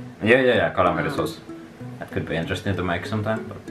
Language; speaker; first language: English; non-native, fluent; Finnish